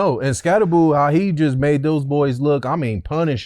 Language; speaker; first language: English; native; English